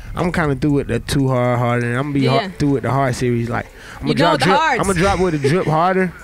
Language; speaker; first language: English; native; English